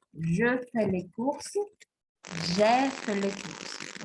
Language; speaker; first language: French; non-native, fluent; Spanish